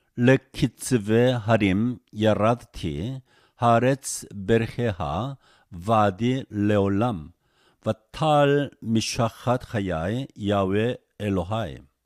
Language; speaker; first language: Hebrew; non-native, fluent; Korean